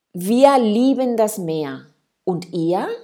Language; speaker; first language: German; non-native, fluent; Spanish